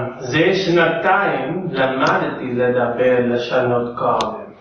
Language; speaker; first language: Hebrew; non-native, learner; English